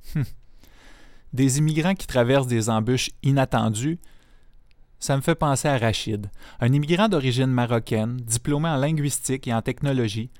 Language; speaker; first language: French; native; French